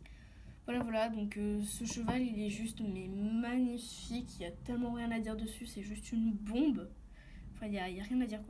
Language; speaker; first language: French; native; French